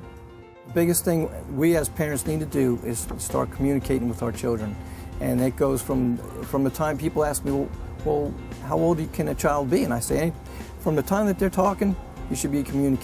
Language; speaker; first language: English; native; English